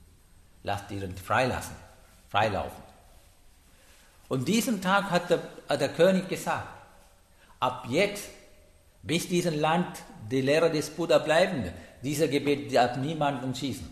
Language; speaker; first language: German; non-native, learner; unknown